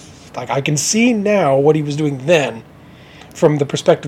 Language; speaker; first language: English; native; English